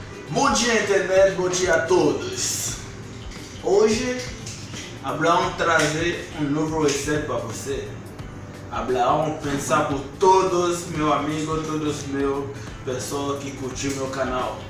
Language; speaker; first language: Portuguese; non-native, learner; Haitian Creole